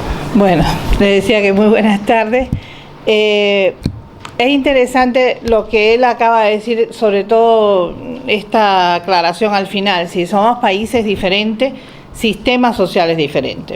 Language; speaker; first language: Spanish; native; Spanish